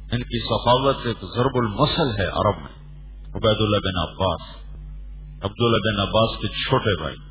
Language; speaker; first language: Urdu; native; Urdu